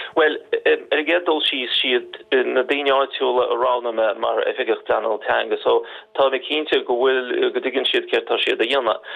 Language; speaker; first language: Irish; non-native, fluent; Russian